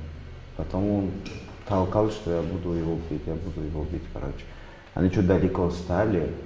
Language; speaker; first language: Russian; non-native, local second language; Tajik